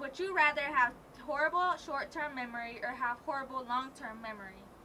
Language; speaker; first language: English; early bilingual, other home language; Spanish